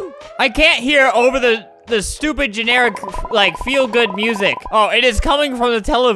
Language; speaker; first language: English; native; English